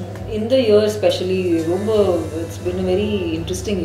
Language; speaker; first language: English; non-native, local second language; Sindhi